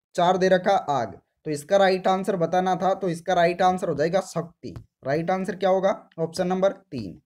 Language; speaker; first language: Hindi; native; Hindi